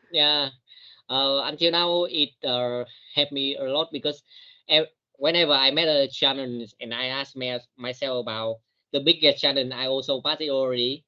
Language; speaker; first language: English; non-native, learner; Vietnamese